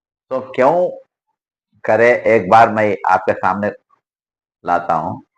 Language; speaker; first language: Hindi; non-native, local second language; Telugu